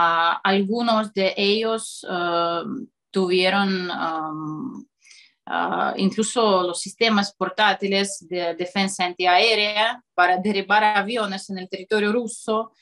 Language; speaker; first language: Spanish; non-native, fluent; Russian